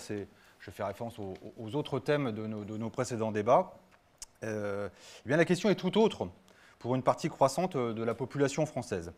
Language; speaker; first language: French; native; French